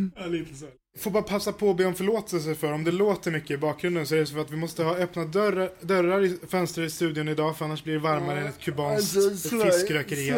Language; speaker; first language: Swedish; native; Swedish